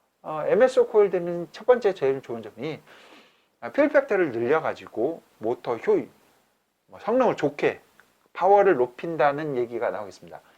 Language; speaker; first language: Korean; native; Korean